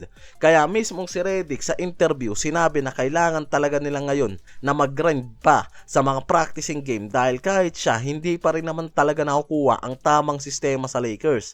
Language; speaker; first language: Filipino; native; Filipino